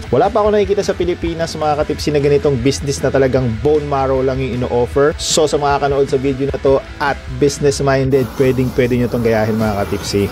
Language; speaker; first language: Filipino; native; Filipino